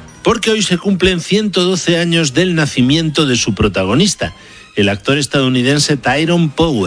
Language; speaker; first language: Spanish; native; Spanish